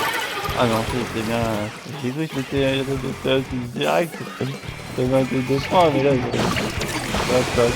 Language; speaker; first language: French; native; French